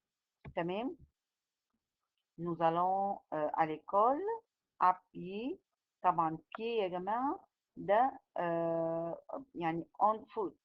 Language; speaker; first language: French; non-native, fluent; Arabic